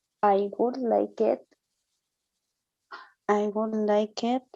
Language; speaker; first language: English; non-native, learner; Spanish